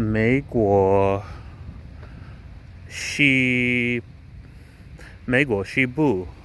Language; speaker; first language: Chinese; non-native, learner; English